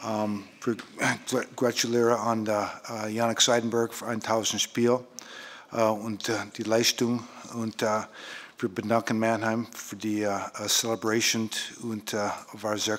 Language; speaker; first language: German; non-native, fluent; English